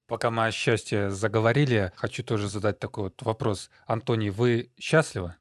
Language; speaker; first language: Russian; native; Russian